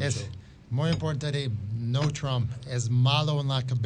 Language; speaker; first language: Spanish; non-native, learner; English